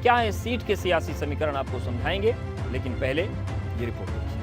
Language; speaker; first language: Hindi; native; Hindi